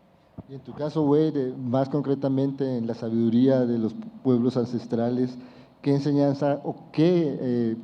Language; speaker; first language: Spanish; native; Spanish